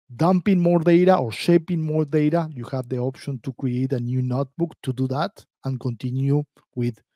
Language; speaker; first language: English; non-native, fluent; Spanish